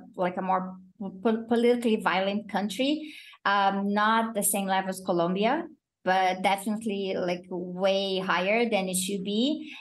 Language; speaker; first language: English; non-native, fluent; Portuguese